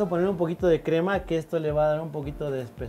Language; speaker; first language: Spanish; native; Spanish